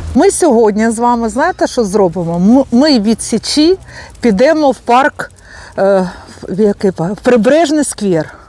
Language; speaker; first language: Ukrainian; native; Ukrainian